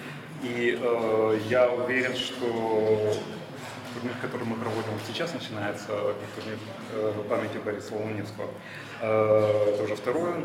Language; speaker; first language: Russian; native; Russian